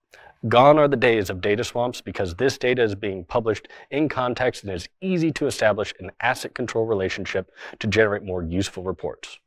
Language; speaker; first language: English; native; English